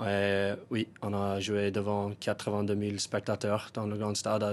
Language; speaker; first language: French; non-native, fluent; English